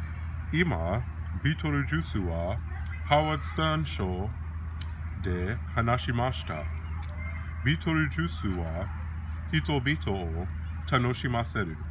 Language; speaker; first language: Japanese; non-native, learner; English